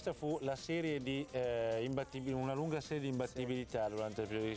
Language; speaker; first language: Italian; native; Italian